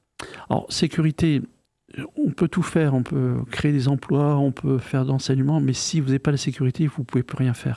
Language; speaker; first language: French; native; French